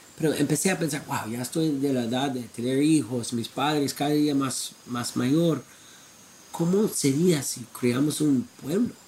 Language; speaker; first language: Spanish; non-native, fluent; English